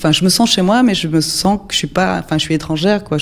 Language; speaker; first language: French; native; French